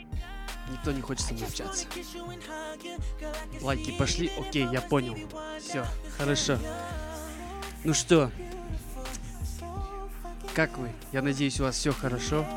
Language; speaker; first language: Russian; native; Russian